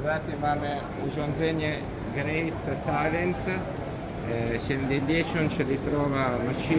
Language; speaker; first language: Polish; non-native, learner; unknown